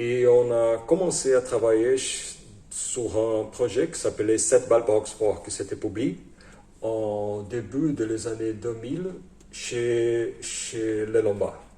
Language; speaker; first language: French; non-native, fluent; Portuguese